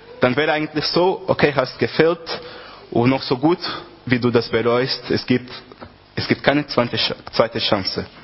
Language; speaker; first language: German; non-native, fluent; Portuguese